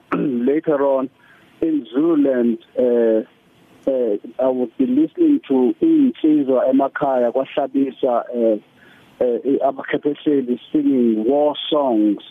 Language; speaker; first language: English; non-native, local second language; Zulu